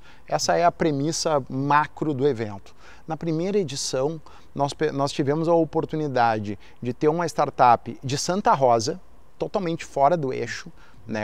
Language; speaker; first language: Portuguese; native; Portuguese